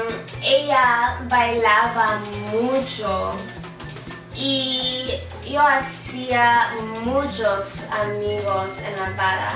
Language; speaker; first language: Spanish; non-native, learner; English